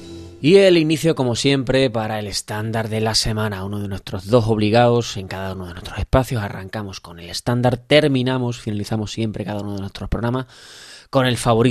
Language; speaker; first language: Spanish; native; Spanish